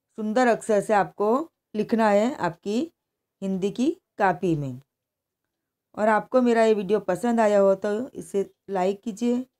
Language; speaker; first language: Hindi; non-native, local second language; Gujarati